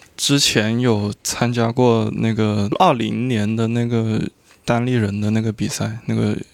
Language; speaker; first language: Chinese; native; Chinese